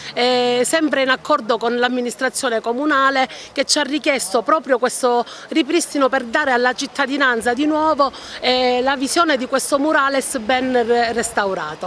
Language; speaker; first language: Italian; native; Italian